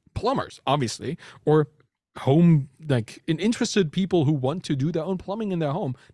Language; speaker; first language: English; non-native, fluent; German